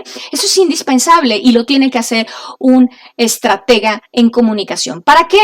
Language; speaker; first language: Spanish; native; Spanish